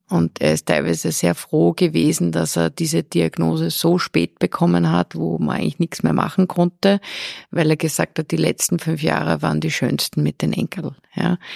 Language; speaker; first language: German; early bilingual, heritage; German